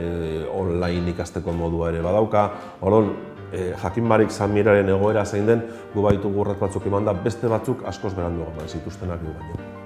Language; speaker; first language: Basque; native; Basque